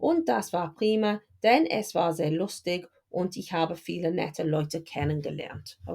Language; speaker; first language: German; non-native, fluent; English